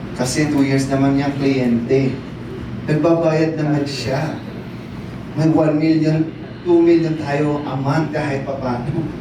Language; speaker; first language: Filipino; native; Filipino